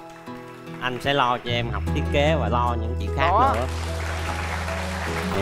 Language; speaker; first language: Vietnamese; native; Vietnamese